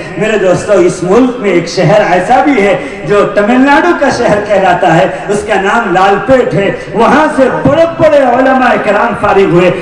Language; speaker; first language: Urdu; non-native, local second language; Tamil